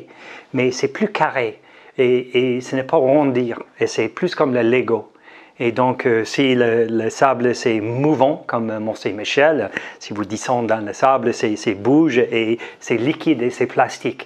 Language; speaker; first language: French; non-native, learner; English